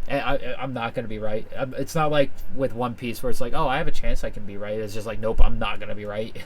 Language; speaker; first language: English; native; English